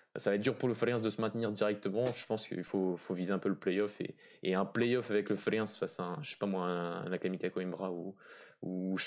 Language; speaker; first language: French; native; French